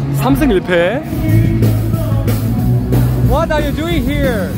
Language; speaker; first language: English; non-native, learner; Korean